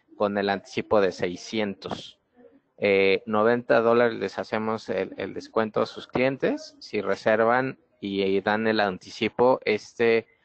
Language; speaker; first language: Spanish; native; Spanish